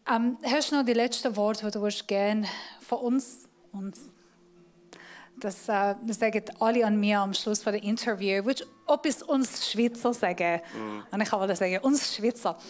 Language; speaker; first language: German; non-native, fluent; Persian